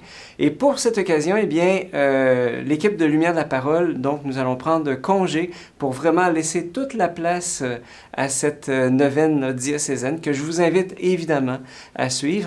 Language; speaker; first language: French; native; French